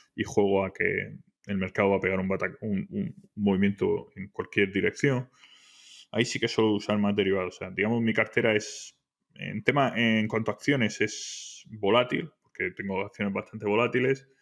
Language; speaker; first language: Spanish; native; Spanish